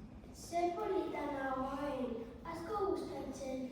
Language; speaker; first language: Basque; non-native, learner; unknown